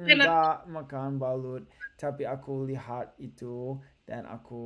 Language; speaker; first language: Indonesian; non-native, learner; English